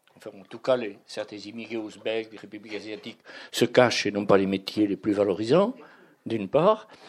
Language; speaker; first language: French; native; French